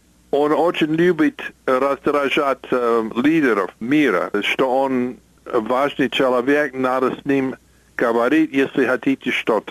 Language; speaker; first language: Russian; non-native, fluent; English